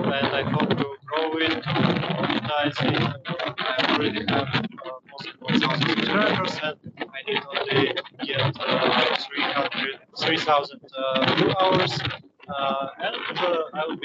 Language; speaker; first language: English; non-native, learner; Russian